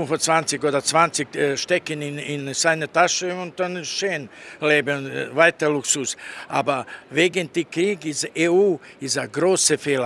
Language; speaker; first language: German; non-native, learner; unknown